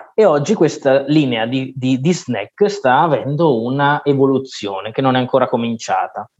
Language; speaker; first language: Italian; native; Italian